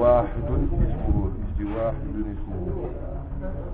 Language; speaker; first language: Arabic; non-native, learner; French